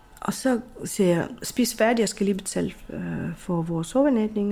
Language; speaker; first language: Danish; non-native, fluent; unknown